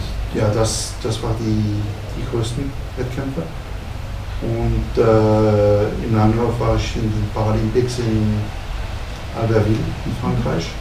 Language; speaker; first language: German; non-native, fluent; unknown